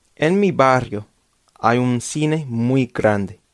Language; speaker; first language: Spanish; non-native, fluent; English